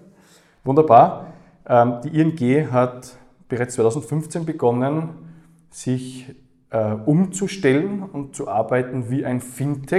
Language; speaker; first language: German; native; German